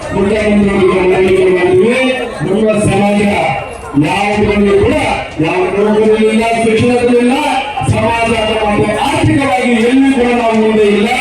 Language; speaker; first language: Kannada; non-native, local second language; Lambadi